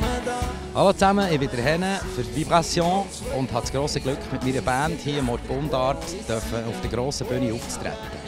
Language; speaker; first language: German; native; German